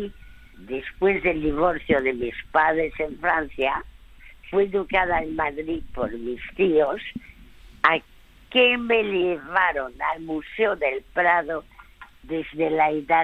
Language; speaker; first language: Spanish; early bilingual, other home language; French